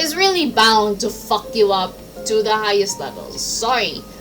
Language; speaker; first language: English; non-native, local second language; Filipino